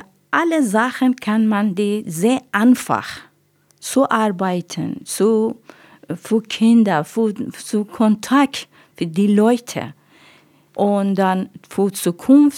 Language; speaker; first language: German; non-native, learner; Persian